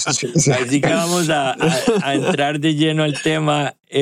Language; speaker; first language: Spanish; early bilingual, heritage; Spanish